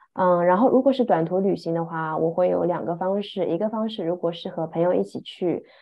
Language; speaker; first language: Chinese; native; Chinese